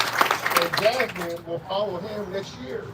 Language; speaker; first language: English; native; English